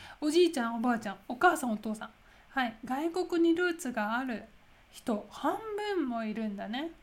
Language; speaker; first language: Japanese; native; Japanese